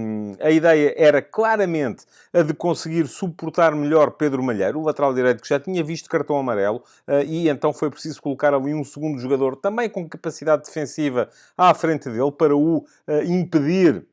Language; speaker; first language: Portuguese; native; Portuguese